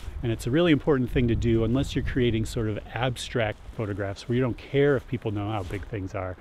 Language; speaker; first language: English; native; English